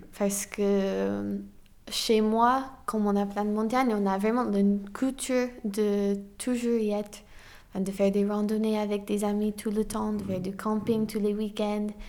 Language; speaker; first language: French; non-native, fluent; English